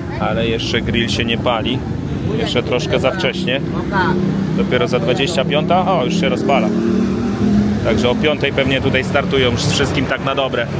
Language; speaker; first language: Polish; native; Polish